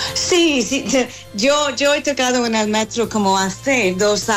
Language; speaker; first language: Spanish; non-native, learner; English